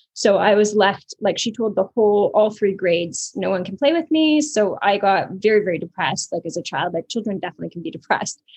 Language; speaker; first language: English; native; English